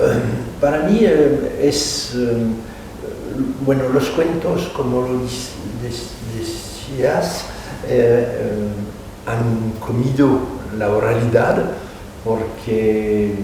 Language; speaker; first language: Spanish; non-native, fluent; French